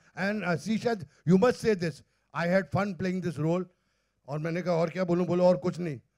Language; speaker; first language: Hindi; native; Hindi